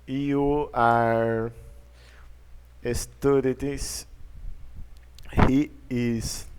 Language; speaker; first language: English; non-native, learner; Portuguese